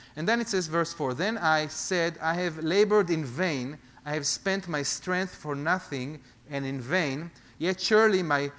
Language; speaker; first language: English; non-native, fluent; Hebrew